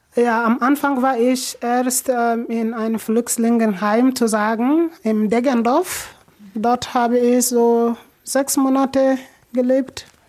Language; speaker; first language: German; non-native, learner; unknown